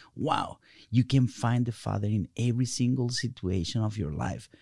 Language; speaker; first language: English; non-native, fluent; Spanish